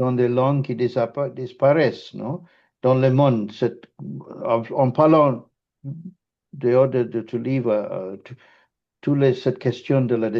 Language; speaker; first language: French; non-native, fluent; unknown